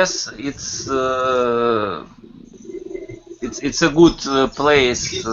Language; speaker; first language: English; non-native, learner; Russian